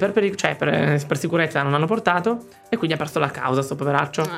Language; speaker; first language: Italian; native; Italian